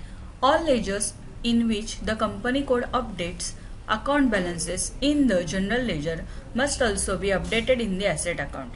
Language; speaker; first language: English; non-native, local second language; Hindi